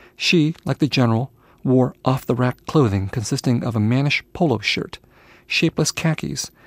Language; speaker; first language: English; early bilingual, other home language; Vietnamese